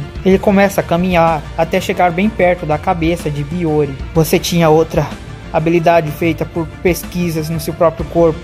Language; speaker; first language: Portuguese; native; Portuguese